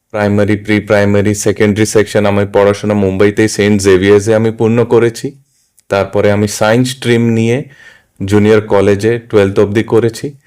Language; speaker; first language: Bangla; early bilingual, heritage; Bangla